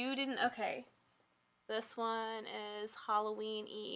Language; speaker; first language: English; native; English